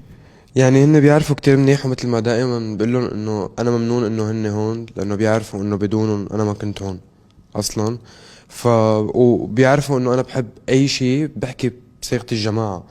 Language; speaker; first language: Arabic; native; Arabic